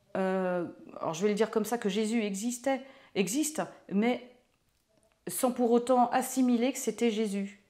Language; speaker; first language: French; native; French